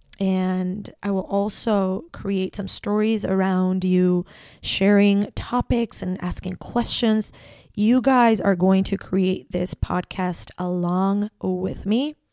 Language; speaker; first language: English; non-native, fluent; Spanish